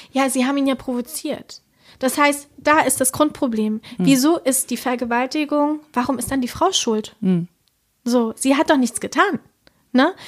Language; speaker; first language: German; early bilingual, other home language; Spanish